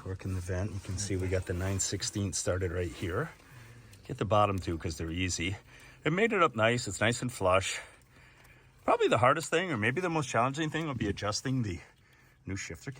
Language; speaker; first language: English; native; English